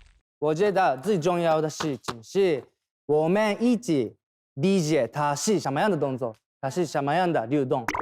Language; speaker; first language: Chinese; non-native, fluent; Thai